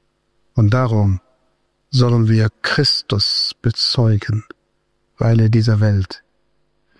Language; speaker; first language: German; non-native, fluent; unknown